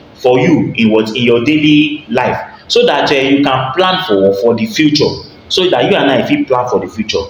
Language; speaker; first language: Nigerian Pidgin; non-native, local second language; Yoruba